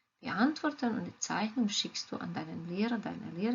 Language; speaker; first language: German; non-native, fluent; Croatian